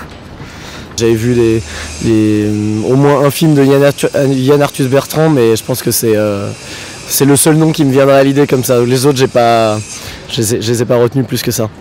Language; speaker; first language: French; native; French